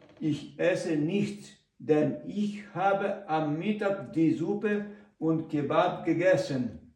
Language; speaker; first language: German; non-native, learner; Ukrainian